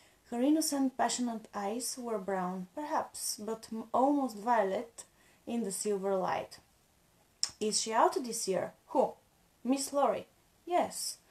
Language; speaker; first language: English; non-native, fluent; Bulgarian